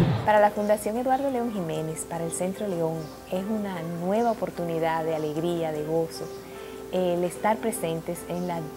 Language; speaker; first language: Spanish; native; Spanish